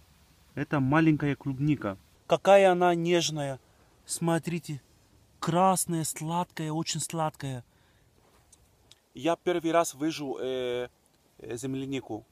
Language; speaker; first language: Russian; non-native, fluent; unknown